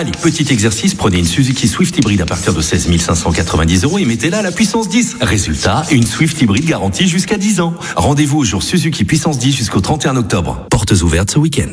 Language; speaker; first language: French; native; French